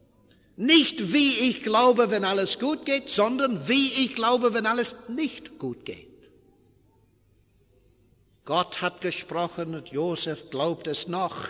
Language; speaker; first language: German; non-native, fluent; English